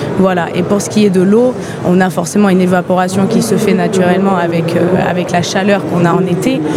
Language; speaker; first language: French; non-native, fluent; English